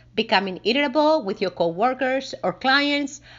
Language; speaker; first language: English; non-native, fluent; Greek